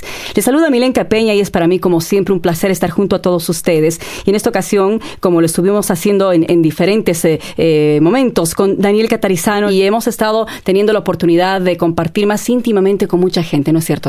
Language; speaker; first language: Spanish; native; Spanish